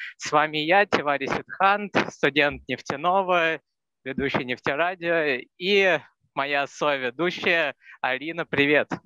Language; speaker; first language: Russian; non-native, fluent; Hindi